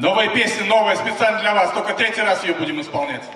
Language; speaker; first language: Russian; native; Russian